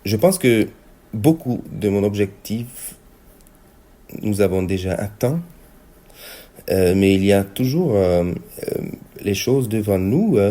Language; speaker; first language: French; non-native, fluent; Hungarian